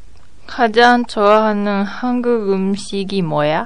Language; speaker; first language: Korean; non-native, learner; Japanese